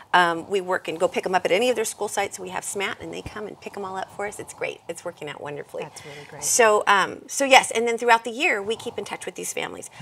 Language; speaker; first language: English; native; English